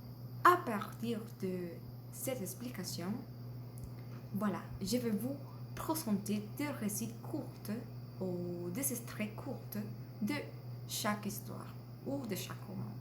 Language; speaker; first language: French; non-native, learner; Spanish